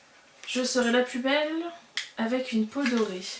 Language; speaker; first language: French; native; French